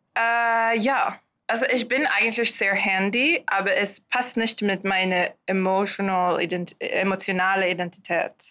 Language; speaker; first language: German; non-native, learner; Swedish